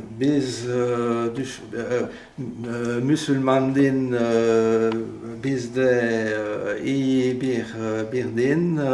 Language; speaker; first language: Turkish; non-native, learner; French